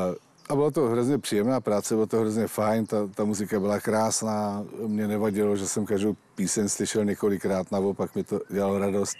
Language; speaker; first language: Czech; native; Czech